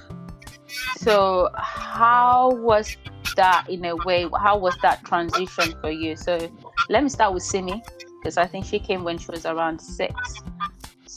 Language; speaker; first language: English; non-native, local second language; Yoruba